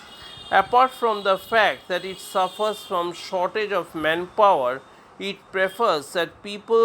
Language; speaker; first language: English; non-native, local second language; Bangla